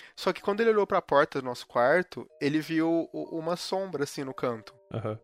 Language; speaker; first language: Portuguese; native; Portuguese